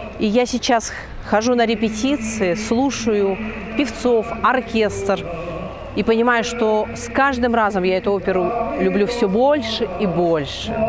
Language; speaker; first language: Russian; native; Russian